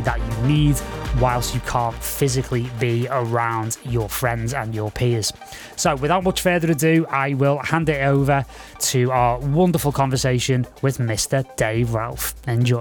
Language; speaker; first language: English; native; English